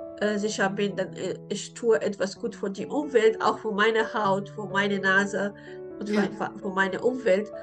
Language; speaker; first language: German; non-native, learner; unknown